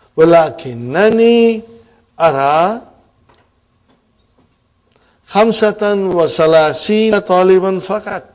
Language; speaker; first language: Arabic; non-native, fluent; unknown